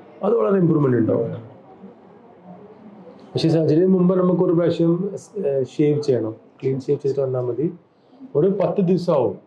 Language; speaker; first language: Malayalam; non-native, local second language; Tamil